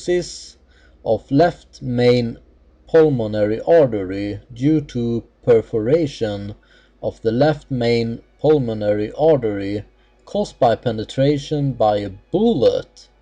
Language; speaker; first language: English; non-native, fluent; Swedish